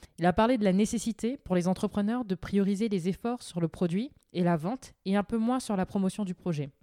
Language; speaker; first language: French; native; French